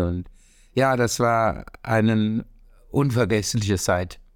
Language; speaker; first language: German; non-native, learner; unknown